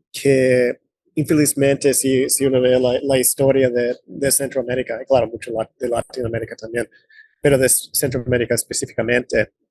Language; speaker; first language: Spanish; non-native, fluent; English